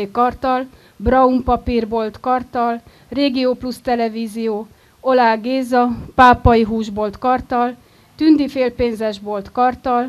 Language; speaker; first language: Hungarian; native; Hungarian